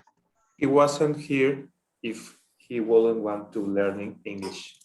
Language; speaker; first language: English; non-native, learner; Spanish